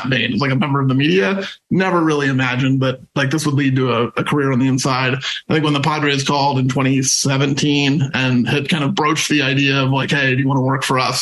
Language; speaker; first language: English; native; English